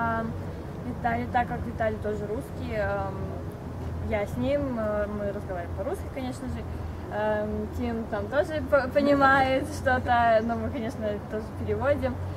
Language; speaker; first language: Russian; early bilingual, other home language; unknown